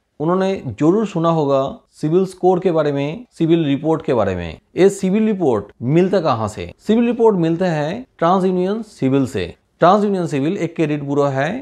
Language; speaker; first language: Hindi; non-native, local second language; Bangla